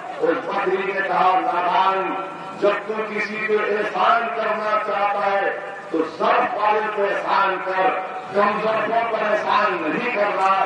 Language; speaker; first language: Urdu; native; Urdu